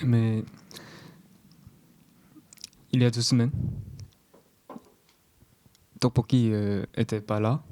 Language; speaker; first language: French; non-native, learner; Korean